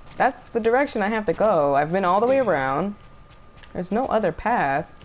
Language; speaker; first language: English; native; English